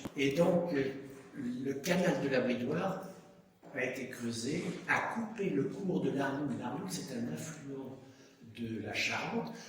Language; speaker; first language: French; native; French